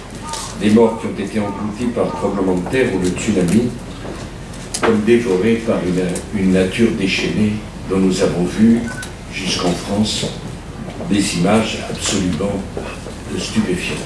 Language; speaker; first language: French; native; French